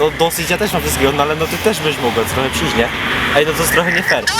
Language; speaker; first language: Polish; native; Polish